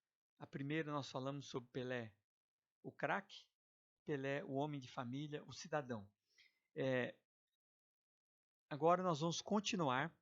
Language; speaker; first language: Portuguese; native; Portuguese